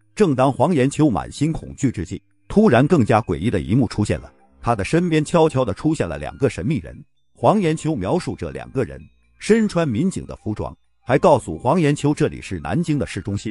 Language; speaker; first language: Chinese; native; Chinese